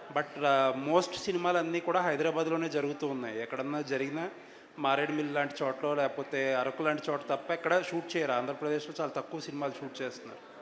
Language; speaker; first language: Telugu; native; Telugu